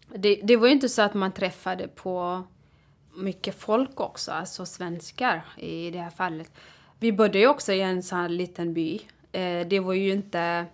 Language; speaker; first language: Swedish; non-native, fluent; Tigrinya